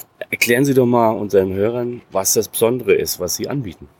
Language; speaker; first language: German; native; German